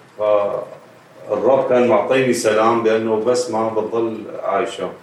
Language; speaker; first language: Arabic; native; Arabic